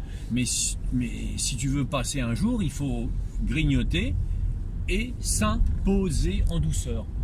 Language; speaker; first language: French; native; French